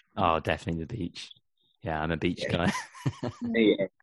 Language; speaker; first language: English; native; English